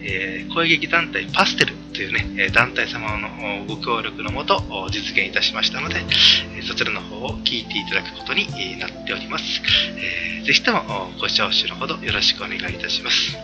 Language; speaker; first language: Japanese; native; Japanese